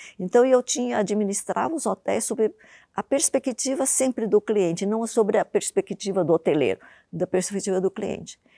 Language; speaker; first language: Portuguese; early bilingual, other home language; Japanese